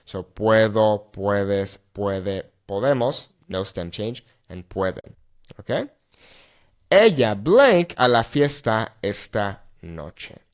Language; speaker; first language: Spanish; non-native, fluent; English